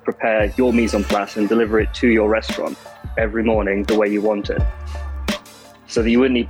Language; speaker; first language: English; native; English